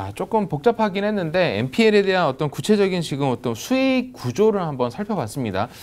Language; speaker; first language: Korean; native; Korean